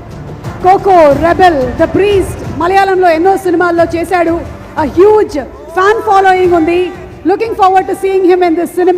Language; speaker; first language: Telugu; native; Telugu